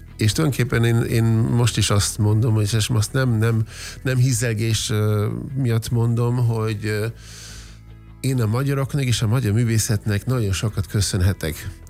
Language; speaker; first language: Hungarian; non-native, fluent; German